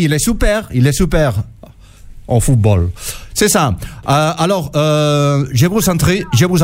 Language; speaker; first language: French; non-native, learner; Catalan